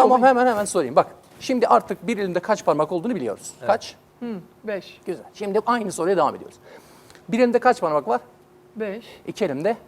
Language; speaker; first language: Turkish; native; Turkish